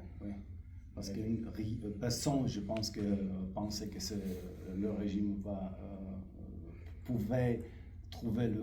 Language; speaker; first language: French; non-native, fluent; Romanian